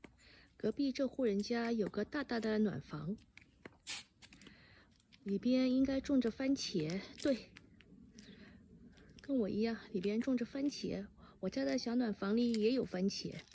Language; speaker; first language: Chinese; native; Chinese